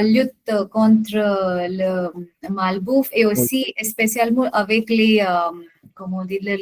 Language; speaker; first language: French; non-native, learner; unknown